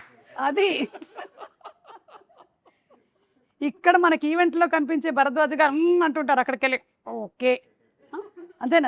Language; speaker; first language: Telugu; native; Telugu